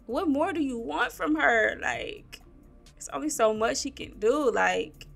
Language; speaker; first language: English; native; English